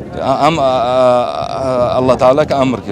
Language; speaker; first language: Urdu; non-native, learner; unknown